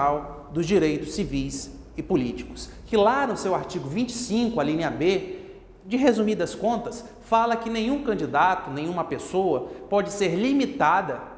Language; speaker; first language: Portuguese; native; Portuguese